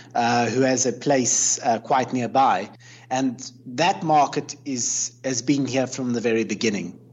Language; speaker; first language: English; native; English